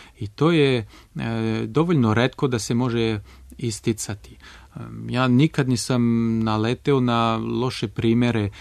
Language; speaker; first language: Serbian; non-native, fluent; French